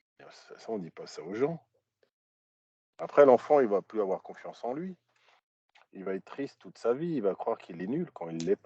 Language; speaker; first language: French; native; French